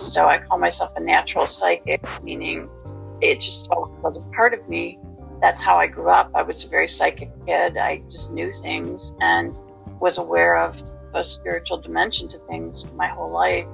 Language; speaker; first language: English; native; English